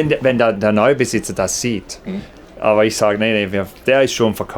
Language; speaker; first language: German; native; German